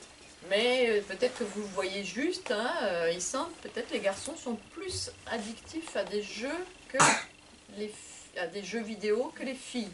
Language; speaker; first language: French; native; French